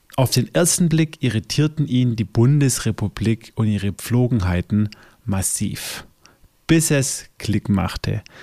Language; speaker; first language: German; native; German